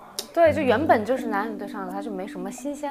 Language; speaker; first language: Chinese; native; Chinese